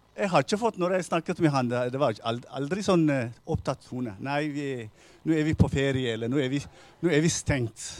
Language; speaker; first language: Norwegian; non-native, fluent; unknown